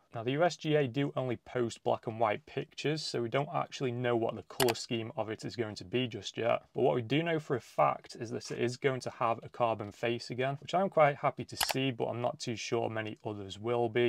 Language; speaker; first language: English; native; English